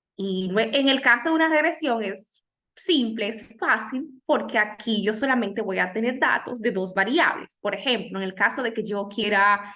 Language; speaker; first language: Spanish; native; Spanish